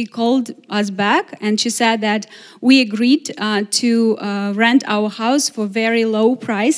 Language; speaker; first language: English; non-native, fluent; Ukrainian